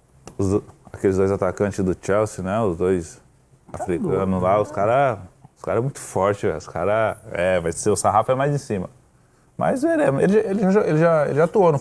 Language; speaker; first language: Portuguese; native; Portuguese